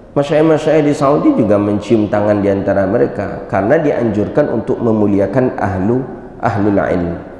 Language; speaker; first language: Malay; non-native, local second language; Minangkabau